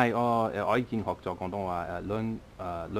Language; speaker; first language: Cantonese; non-native, learner; English